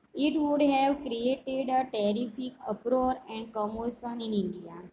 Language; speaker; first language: English; non-native, local second language; Gujarati